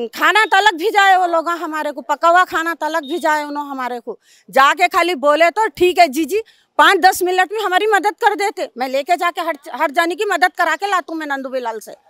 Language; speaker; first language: Hindi; native; Hindi